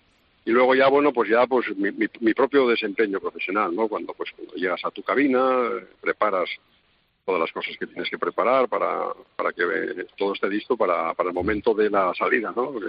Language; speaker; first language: Spanish; native; Spanish